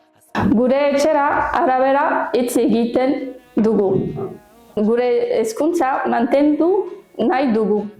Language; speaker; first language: Basque; non-native, learner; Arabic